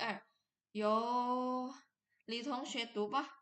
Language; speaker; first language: Chinese; non-native, fluent; Indonesian